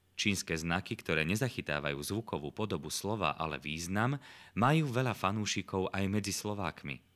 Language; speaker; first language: Slovak; native; Slovak